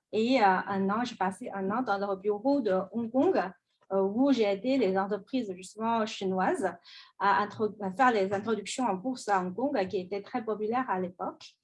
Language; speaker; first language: French; non-native, fluent; Chinese